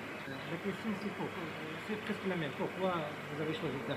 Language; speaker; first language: French; non-native, local second language; Arabic